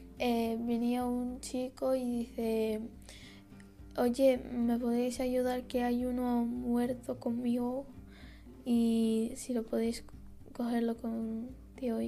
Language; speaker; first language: Spanish; early bilingual, other home language; Arabic